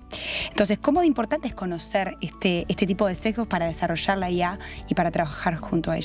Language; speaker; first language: Spanish; native; Spanish